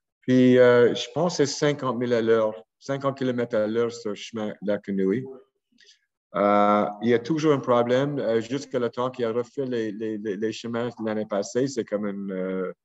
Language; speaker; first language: French; non-native, local second language; English